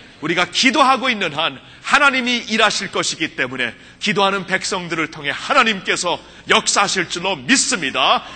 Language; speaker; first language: Korean; early bilingual, heritage; Korean